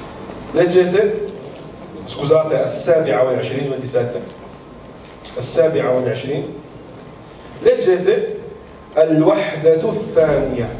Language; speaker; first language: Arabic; non-native, fluent; Italian